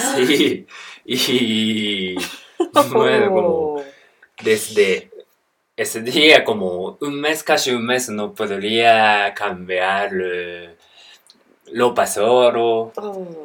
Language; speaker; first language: Spanish; non-native, learner; Japanese